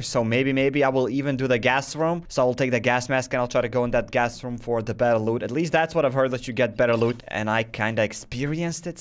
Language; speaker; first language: English; non-native, fluent; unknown